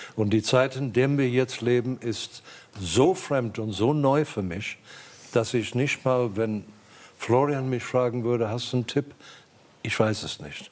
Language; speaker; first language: German; non-native, fluent; English